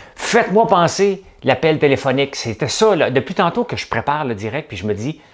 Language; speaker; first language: French; native; French